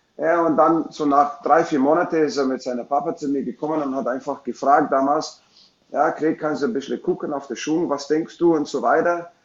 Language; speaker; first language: German; non-native, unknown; English